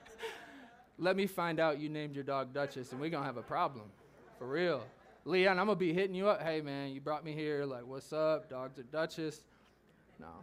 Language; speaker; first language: English; native; English